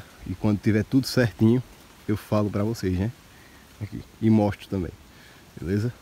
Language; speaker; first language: Portuguese; native; Portuguese